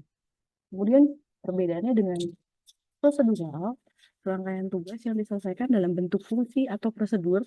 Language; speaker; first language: Indonesian; native; Indonesian